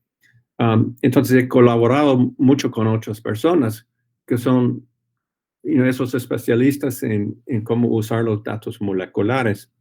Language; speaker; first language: Spanish; non-native, fluent; English